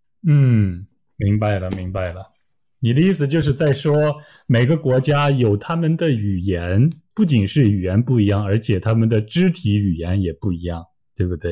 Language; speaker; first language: Chinese; native; Chinese